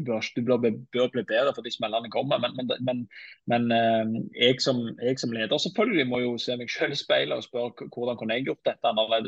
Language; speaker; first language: Norwegian; native; Norwegian